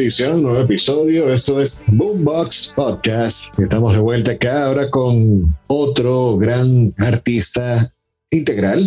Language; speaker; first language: Spanish; native; Spanish